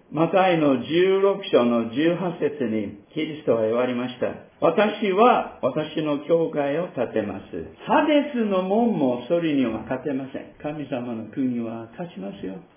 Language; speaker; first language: Japanese; non-native, fluent; English